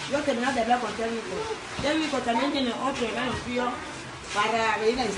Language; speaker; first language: Spanish; non-native, local second language; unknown